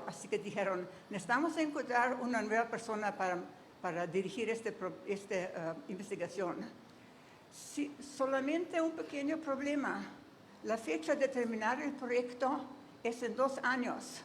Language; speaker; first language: Spanish; non-native, fluent; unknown